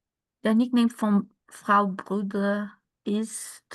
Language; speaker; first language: German; non-native, learner; Portuguese